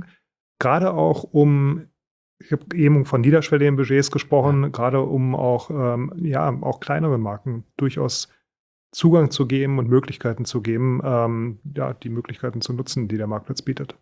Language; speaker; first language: German; native; German